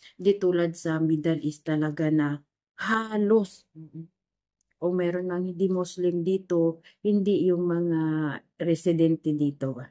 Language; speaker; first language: Filipino; non-native, local second language; Maguindanaon